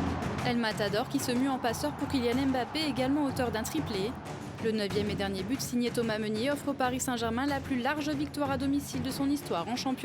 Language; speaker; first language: French; native; French